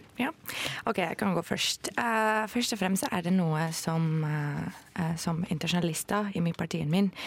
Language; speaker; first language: Norwegian; non-native, fluent; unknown